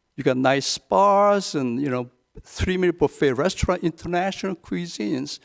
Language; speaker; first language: English; non-native, fluent; Korean